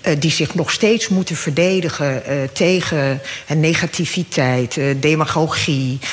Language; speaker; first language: Dutch; early bilingual, other home language; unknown